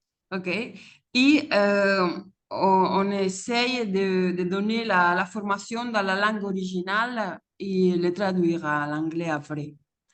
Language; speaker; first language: French; non-native, fluent; Spanish